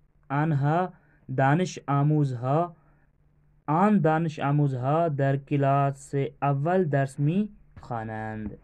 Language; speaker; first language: Persian; non-native, fluent; Urdu